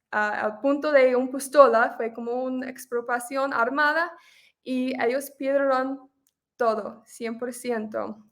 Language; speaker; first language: Spanish; non-native, fluent; English